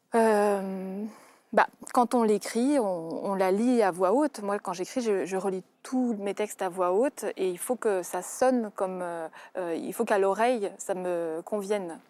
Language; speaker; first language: French; early bilingual, other home language; Russian